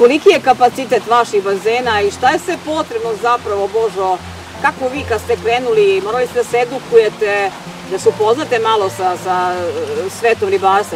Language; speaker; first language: Croatian; native; Croatian